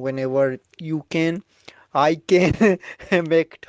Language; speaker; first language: English; non-native, fluent; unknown